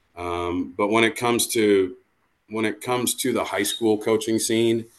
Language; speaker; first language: English; native; English